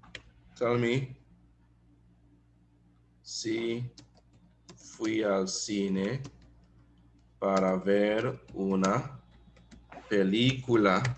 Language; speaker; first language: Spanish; non-native, fluent; English